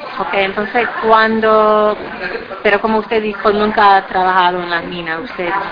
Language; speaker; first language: Spanish; non-native, fluent; English